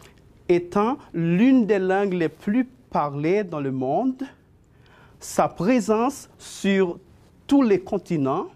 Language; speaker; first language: French; non-native, fluent; Spanish